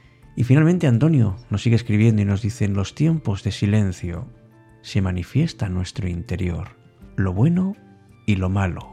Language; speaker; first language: Spanish; native; Spanish